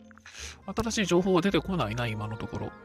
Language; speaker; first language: Japanese; native; Japanese